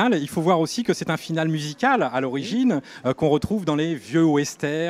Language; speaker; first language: French; native; French